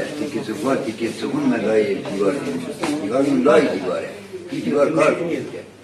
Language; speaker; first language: Persian; native; Persian